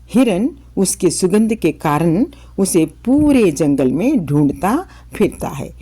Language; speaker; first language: Hindi; non-native, local second language; Telugu